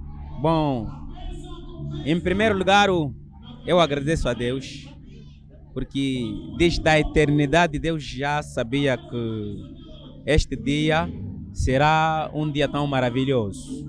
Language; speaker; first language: Portuguese; non-native, fluent; Lingala